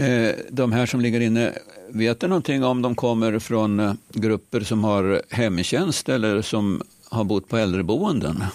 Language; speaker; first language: Swedish; native; Swedish